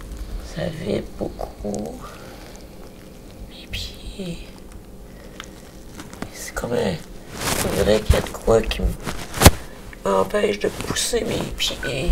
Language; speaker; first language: French; native; French